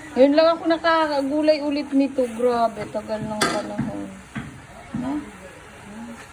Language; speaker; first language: Filipino; non-native, local second language; Bikol